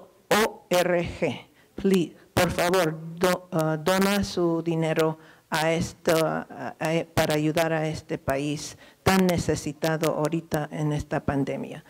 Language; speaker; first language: Spanish; early bilingual, heritage; Spanish